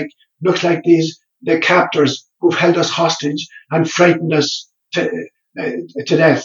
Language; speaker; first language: English; non-native, local second language; Irish